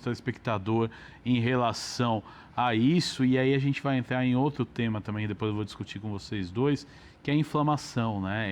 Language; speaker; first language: Portuguese; native; Portuguese